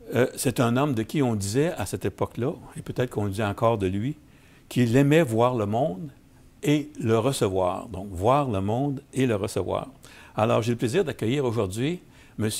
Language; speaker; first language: French; native; French